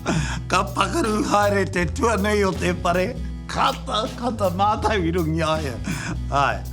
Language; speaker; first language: Māori; native; Māori